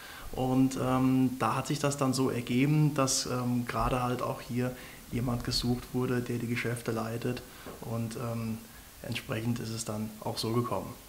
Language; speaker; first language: German; native; German